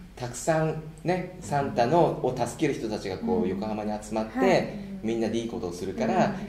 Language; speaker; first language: Japanese; native; Japanese